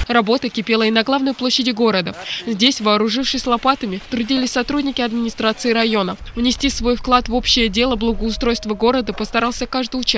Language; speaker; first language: Russian; native; Russian